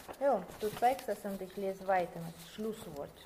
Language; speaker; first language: German; non-native, learner; Russian